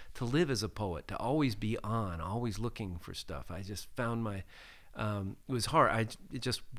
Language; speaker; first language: English; native; English